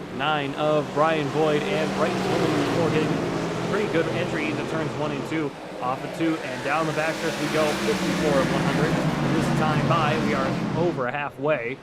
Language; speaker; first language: English; native; English